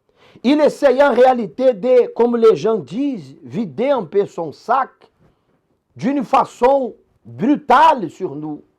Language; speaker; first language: French; non-native, fluent; Portuguese